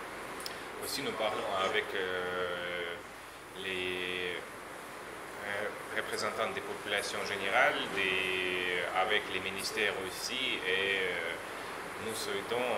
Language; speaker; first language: French; non-native, learner; Russian